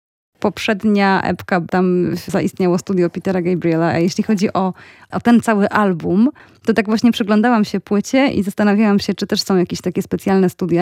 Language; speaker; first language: Polish; native; Polish